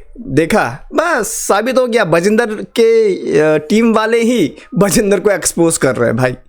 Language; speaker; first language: Hindi; non-native, local second language; Nepali